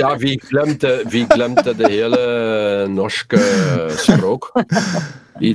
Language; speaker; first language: Norwegian; non-native, learner; Polish